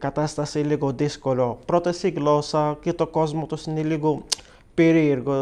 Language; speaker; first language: Greek; non-native, fluent; Arabic